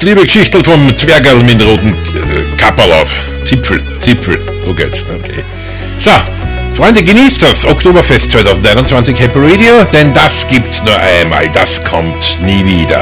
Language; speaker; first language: German; native; German